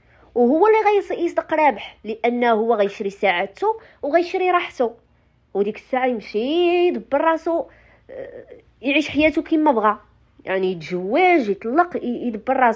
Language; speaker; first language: Arabic; native; Arabic